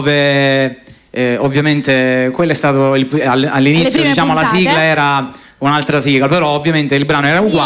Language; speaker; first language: Italian; native; Italian